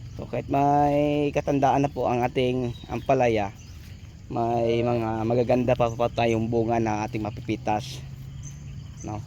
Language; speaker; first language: Filipino; native; Filipino